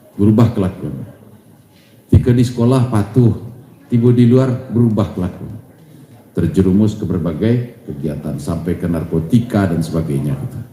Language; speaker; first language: Indonesian; non-native, local second language; Minangkabau